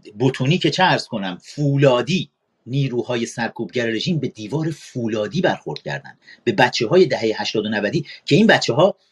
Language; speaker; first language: Persian; native; Persian